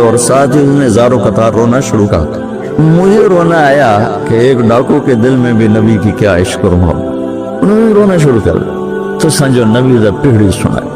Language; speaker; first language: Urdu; non-native, local second language; Saraiki